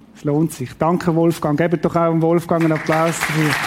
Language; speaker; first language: German; native; German